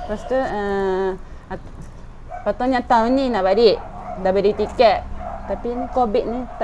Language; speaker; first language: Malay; non-native, fluent; Japanese